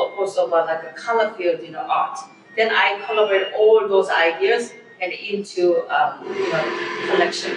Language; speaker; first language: English; non-native, fluent; Korean